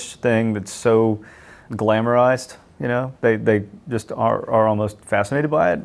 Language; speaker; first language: English; native; English